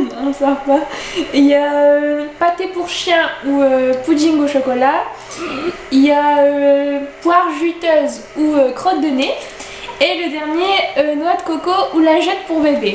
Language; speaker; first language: French; native; French